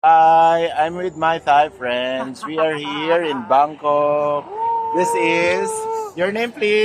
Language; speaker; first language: English; non-native, local second language; Iloko